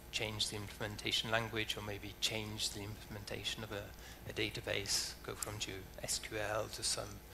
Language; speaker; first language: English; native; English